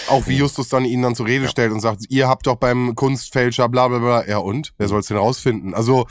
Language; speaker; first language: German; native; German